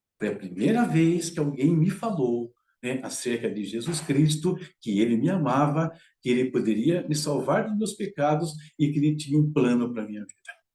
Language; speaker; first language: Portuguese; native; Portuguese